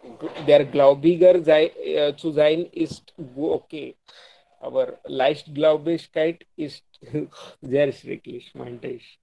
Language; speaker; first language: German; non-native, learner; Hindi